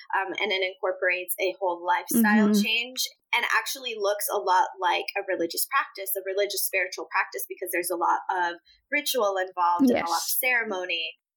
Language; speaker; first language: English; early bilingual, other home language; Spanish